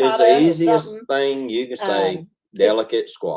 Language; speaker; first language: English; native; English